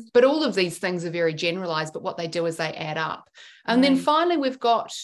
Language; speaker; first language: English; native; English